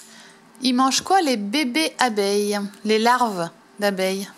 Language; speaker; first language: French; native; French